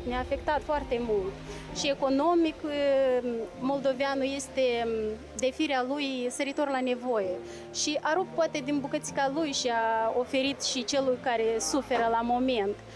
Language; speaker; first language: Romanian; native; Romanian